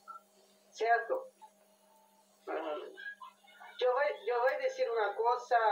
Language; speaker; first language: Spanish; non-native, learner; Portuguese